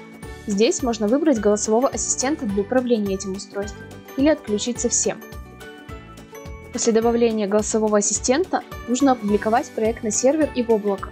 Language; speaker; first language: Russian; native; Russian